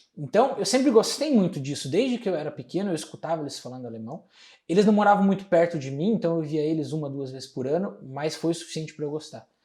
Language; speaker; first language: Portuguese; native; Portuguese